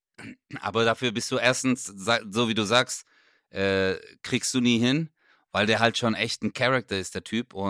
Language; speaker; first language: German; native; German